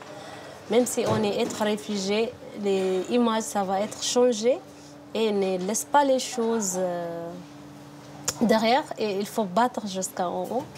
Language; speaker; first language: French; non-native, learner; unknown